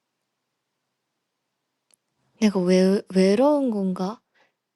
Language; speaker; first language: Korean; non-native, fluent; Japanese